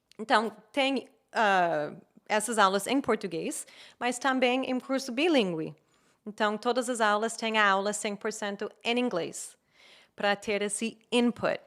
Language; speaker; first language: Portuguese; non-native, fluent; English